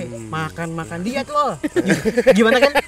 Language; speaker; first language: Indonesian; native; Indonesian